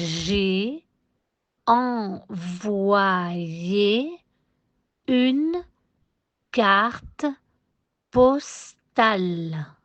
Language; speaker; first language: French; non-native, fluent; Spanish